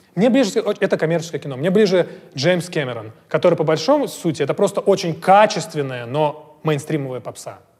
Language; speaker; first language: Russian; native; Russian